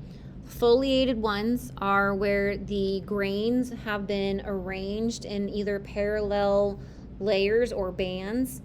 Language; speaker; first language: English; native; English